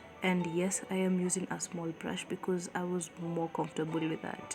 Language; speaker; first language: English; non-native, local second language; Swahili